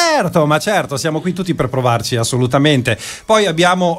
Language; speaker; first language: Italian; native; Italian